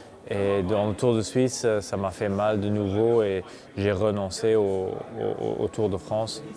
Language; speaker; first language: French; non-native, local second language; Luxembourgish